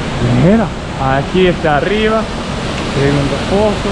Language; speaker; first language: Spanish; non-native, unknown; Japanese